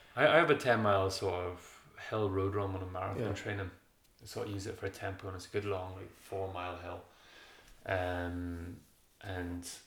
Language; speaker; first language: English; native; English